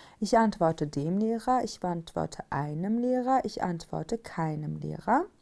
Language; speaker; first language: German; non-native, fluent; Turkish